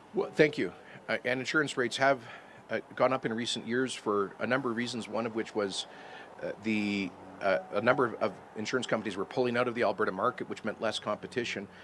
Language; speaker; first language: English; native; English